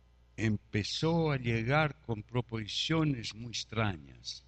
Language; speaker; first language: Spanish; non-native, fluent; French